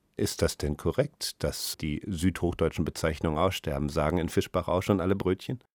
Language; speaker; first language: German; native; German